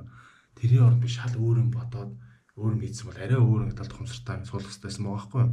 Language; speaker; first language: Mongolian; native; Mongolian